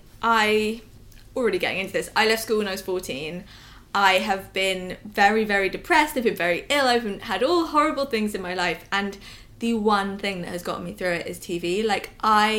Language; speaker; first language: English; native; English